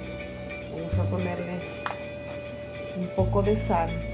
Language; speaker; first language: Spanish; native; Spanish